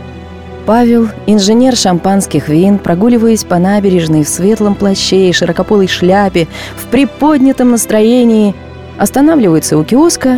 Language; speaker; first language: Russian; native; Russian